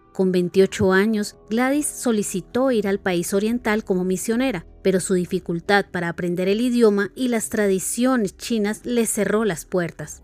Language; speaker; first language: Spanish; native; Spanish